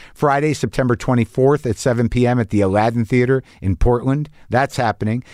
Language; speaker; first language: English; native; English